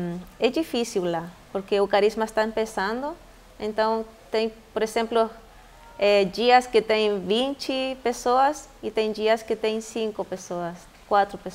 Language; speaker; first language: Portuguese; non-native, fluent; Spanish